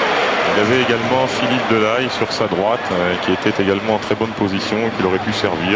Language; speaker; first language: French; native; French